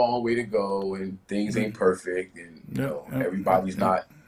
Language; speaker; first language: English; native; English